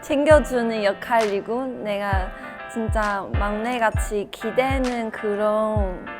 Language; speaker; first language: Korean; non-native, fluent; Chinese